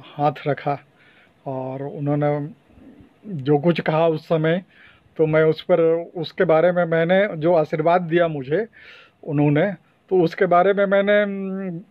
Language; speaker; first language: Hindi; non-native, local second language; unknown